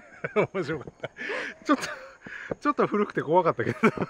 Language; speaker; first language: Japanese; native; Japanese